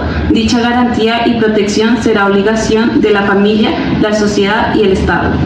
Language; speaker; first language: Spanish; native; Spanish